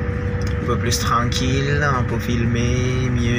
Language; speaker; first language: French; non-native, fluent; Indonesian